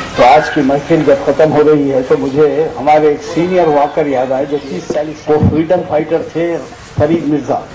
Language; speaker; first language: Hindi; non-native, local second language; Urdu